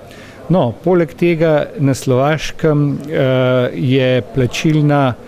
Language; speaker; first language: Slovenian; native; Slovenian